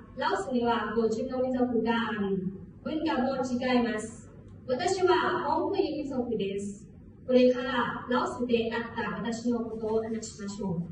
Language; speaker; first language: Japanese; non-native, fluent; Hmong